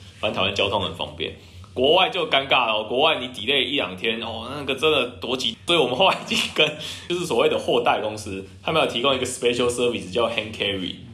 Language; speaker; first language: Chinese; native; Chinese